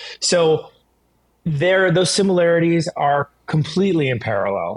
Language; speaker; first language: English; native; English